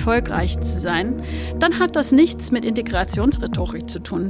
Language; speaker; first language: German; non-native, fluent; English